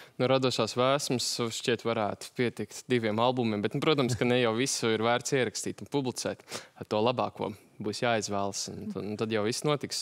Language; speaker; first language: Latvian; native; Latvian